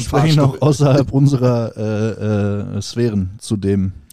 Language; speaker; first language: German; native; German